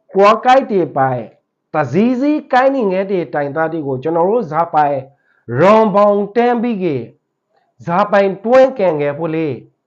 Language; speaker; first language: Burmese; native; Burmese